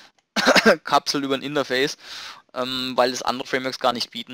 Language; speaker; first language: German; native; German